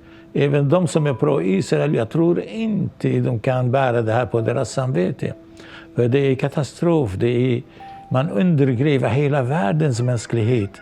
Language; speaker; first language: Swedish; non-native, local second language; Arabic